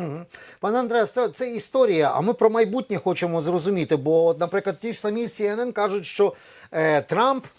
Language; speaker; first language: Ukrainian; native; Ukrainian